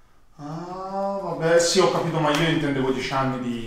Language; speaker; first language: Italian; native; Italian